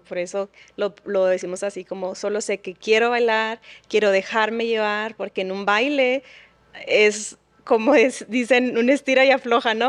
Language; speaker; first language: Spanish; native; Spanish